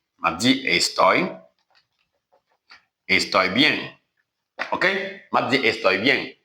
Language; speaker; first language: Spanish; non-native, learner; Haitian Creole